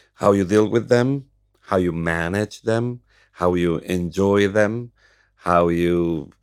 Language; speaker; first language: English; non-native, fluent; Spanish